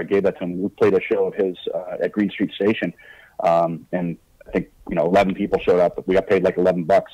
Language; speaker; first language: English; native; English